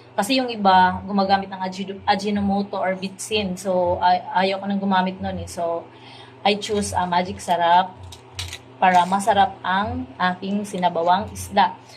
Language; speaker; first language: Filipino; non-native, local second language; Cebuano